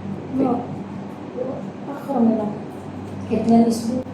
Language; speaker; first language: Arabic; non-native, learner; Indonesian